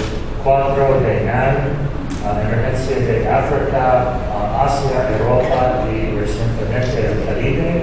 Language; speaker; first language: Spanish; non-native, fluent; English